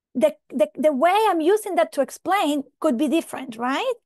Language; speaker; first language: English; non-native, fluent; Spanish